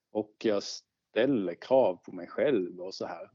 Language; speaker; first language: Swedish; native; Swedish